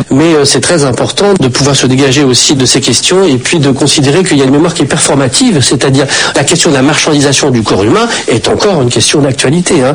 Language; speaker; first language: French; native; French